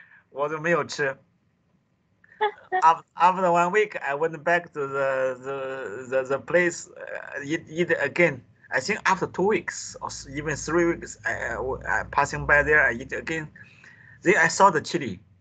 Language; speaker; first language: English; non-native, local second language; Chinese